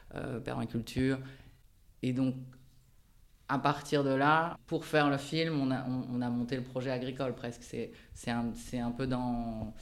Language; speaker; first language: French; early bilingual, other home language; Japanese